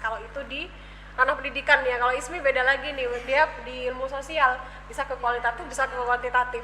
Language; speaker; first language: Indonesian; native; Indonesian